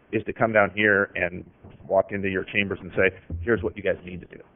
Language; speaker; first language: English; native; English